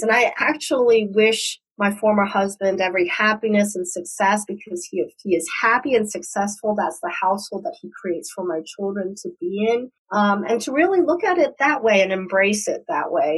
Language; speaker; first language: English; non-native, local second language; Cantonese